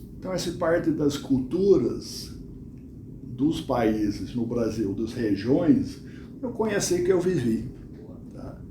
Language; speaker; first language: Portuguese; non-native, fluent; English